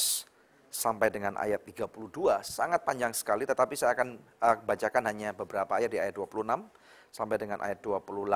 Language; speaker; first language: Indonesian; native; Indonesian